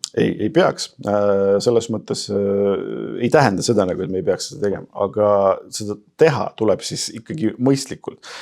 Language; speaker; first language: Estonian; non-native, local second language; Russian